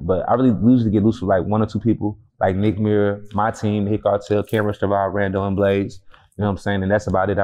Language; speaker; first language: English; native; English